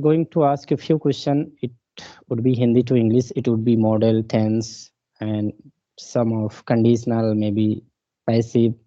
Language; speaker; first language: English; non-native, local second language; Hindi